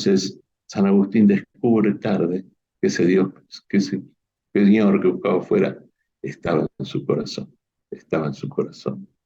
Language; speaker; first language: Spanish; native; Spanish